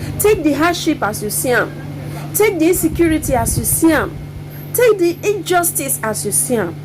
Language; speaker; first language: Nigerian Pidgin; native; Nigerian Pidgin